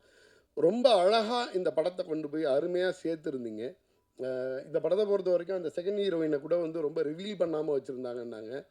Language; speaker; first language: Tamil; native; Tamil